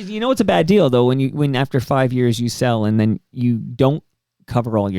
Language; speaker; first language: English; native; English